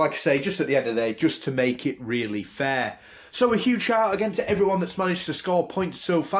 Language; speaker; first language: English; native; English